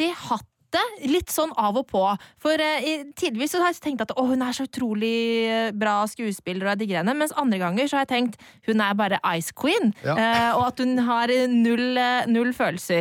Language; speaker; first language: Norwegian; native; Norwegian